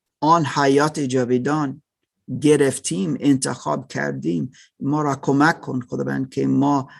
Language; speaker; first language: Persian; non-native, learner; German